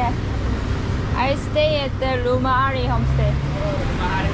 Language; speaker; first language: English; non-native, fluent; Korean